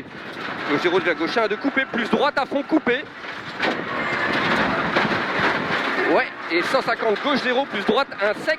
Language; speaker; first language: French; native; French